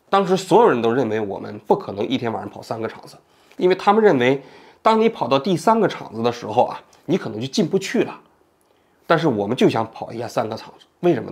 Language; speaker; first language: Chinese; native; Chinese